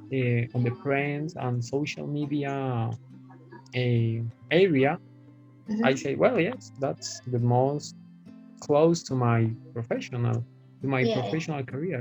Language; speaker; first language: English; non-native, fluent; Spanish